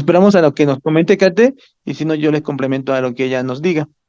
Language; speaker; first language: Spanish; native; Spanish